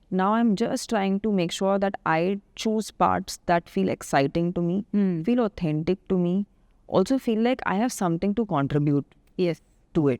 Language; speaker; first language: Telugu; non-native, local second language; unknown